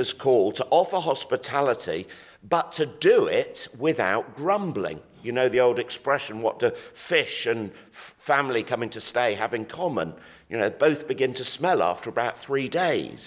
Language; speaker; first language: English; native; English